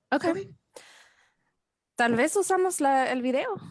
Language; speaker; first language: Spanish; non-native, fluent; English